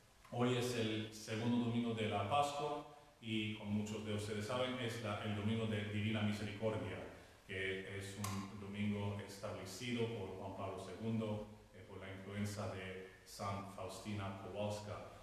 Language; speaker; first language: Spanish; non-native, fluent; English